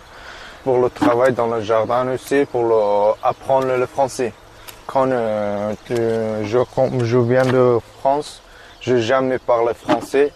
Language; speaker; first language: French; non-native, learner; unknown